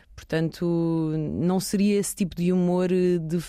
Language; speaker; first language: Portuguese; early bilingual, heritage; Portuguese